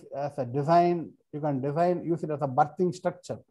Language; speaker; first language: English; non-native, local second language; Tamil